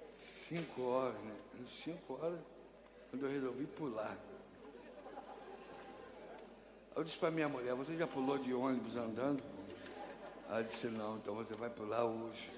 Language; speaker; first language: Portuguese; native; Portuguese